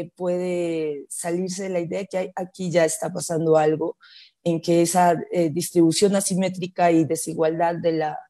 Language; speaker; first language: Spanish; native; Spanish